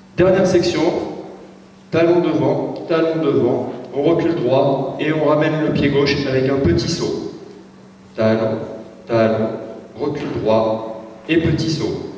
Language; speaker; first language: French; native; French